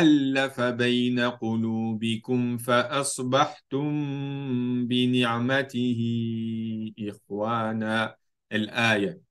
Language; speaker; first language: Arabic; non-native, fluent; French